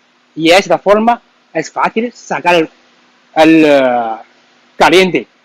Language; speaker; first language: Spanish; non-native, learner; Chinese